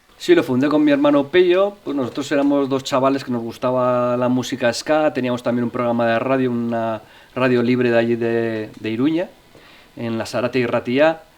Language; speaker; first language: Spanish; native; Spanish